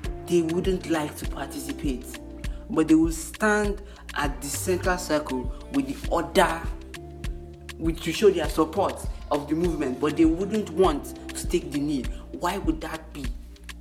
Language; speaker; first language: English; non-native, local second language; Yoruba